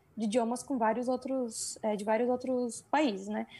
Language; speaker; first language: Portuguese; native; Portuguese